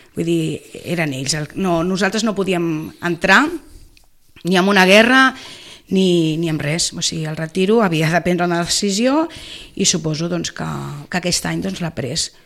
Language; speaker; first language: Catalan; native; Catalan